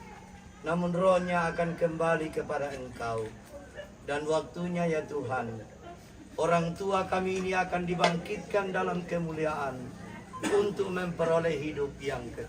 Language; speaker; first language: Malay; non-native, local second language; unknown